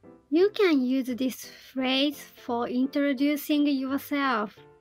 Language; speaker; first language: English; non-native, fluent; Japanese